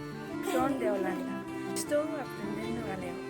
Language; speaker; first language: Galician; non-native, learner; Dutch